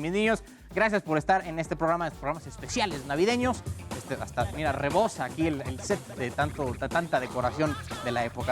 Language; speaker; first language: Spanish; native; Spanish